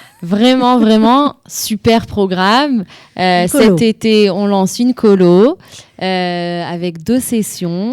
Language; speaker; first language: French; native; French